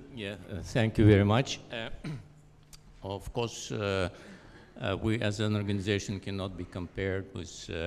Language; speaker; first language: English; non-native, fluent; Azerbaijani